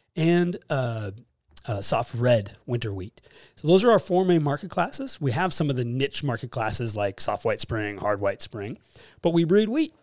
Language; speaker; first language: English; native; English